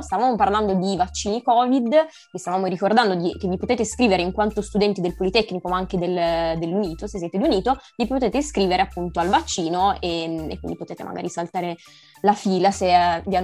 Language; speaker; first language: Italian; native; Italian